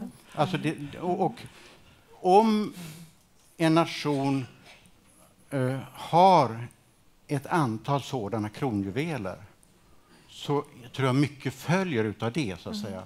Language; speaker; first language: Swedish; native; Swedish